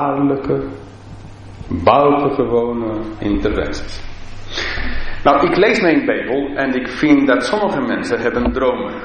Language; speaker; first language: Dutch; non-native, fluent; English